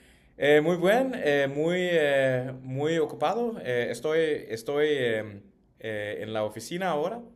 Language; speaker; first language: Spanish; non-native, learner; English